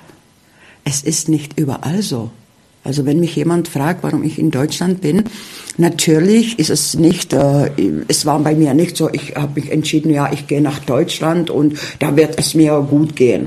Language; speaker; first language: German; non-native, fluent; Czech